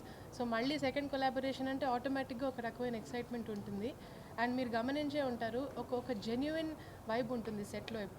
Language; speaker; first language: Telugu; native; Telugu